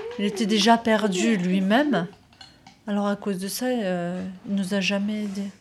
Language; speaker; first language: French; early bilingual, other home language; Turkish